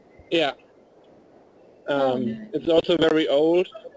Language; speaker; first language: English; non-native, fluent; German